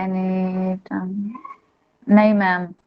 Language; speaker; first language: English; non-native, learner; Hindi